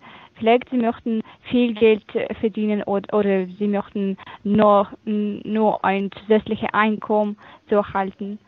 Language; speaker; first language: German; non-native, fluent; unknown